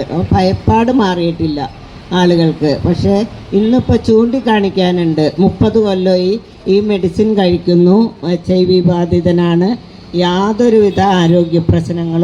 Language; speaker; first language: Malayalam; native; Malayalam